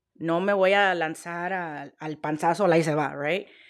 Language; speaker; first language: Spanish; early bilingual, heritage; Spanish